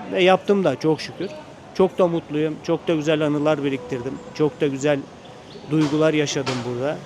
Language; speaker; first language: Turkish; native; Turkish